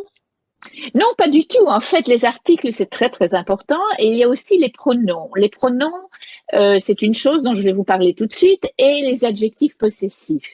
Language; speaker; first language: French; native; French